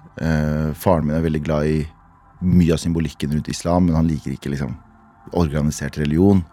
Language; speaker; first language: Norwegian; early bilingual, other home language; Kurdish